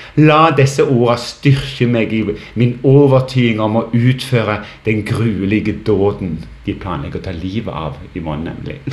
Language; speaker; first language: Norwegian; native; Norwegian